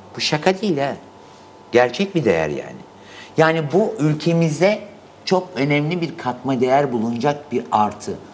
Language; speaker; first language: Turkish; native; Turkish